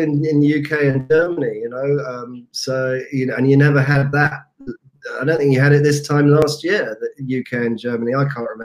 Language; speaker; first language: English; native; English